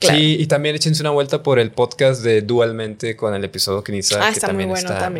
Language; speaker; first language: Spanish; native; Spanish